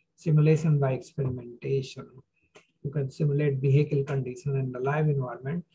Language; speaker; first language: English; non-native, local second language; Hindi